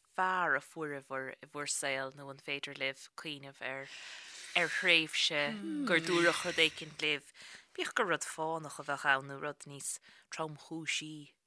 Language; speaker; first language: Irish; native; Irish